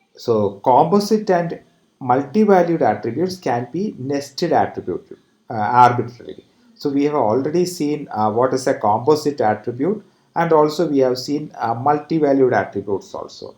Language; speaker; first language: English; non-native, local second language; Malayalam